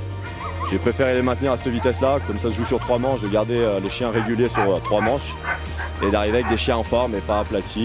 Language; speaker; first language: French; native; French